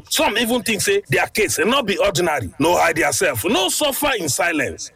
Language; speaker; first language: Nigerian Pidgin; native; Nigerian Pidgin